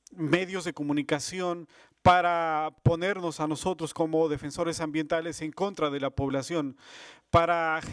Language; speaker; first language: Spanish; native; Spanish